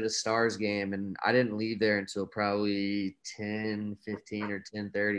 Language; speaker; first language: English; native; English